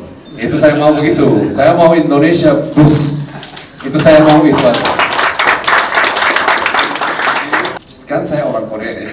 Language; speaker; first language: Indonesian; non-native, fluent; Korean